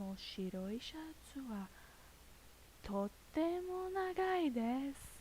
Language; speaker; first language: Japanese; non-native, learner; English